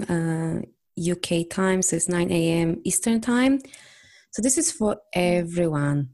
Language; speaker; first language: English; non-native, fluent; Polish